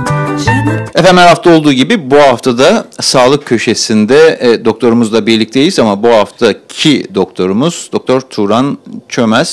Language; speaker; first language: Turkish; native; Turkish